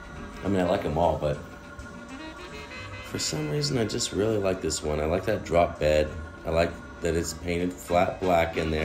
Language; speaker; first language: English; native; English